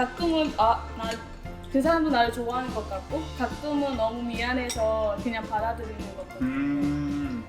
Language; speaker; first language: Korean; non-native, fluent; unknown